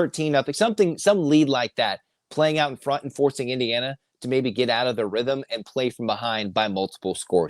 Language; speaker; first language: English; native; English